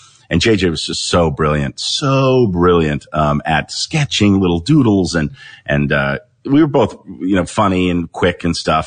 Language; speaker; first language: English; native; English